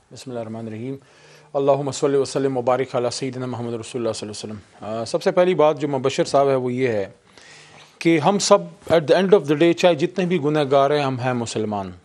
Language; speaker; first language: Urdu; native; Urdu